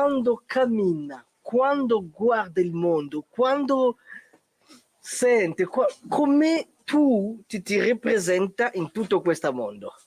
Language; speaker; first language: Italian; non-native, fluent; French